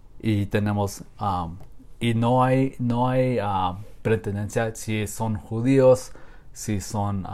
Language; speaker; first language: Spanish; non-native, learner; English